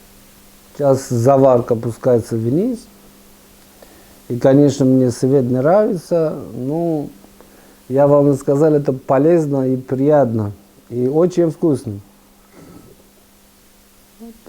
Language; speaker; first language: Russian; non-native, fluent; Persian